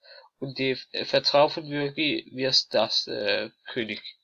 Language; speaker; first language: German; non-native, learner; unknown